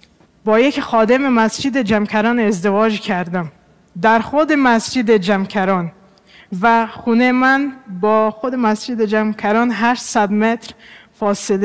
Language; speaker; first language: Persian; non-native, fluent; Portuguese